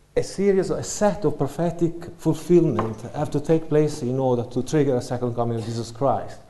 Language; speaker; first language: English; non-native, fluent; Italian